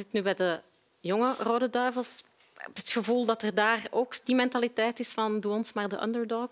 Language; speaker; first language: Dutch; native; Dutch